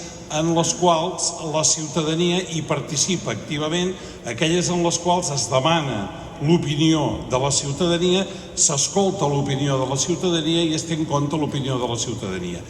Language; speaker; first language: Catalan; native; Catalan